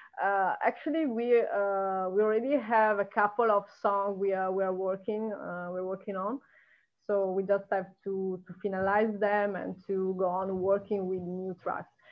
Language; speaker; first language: English; non-native, fluent; Italian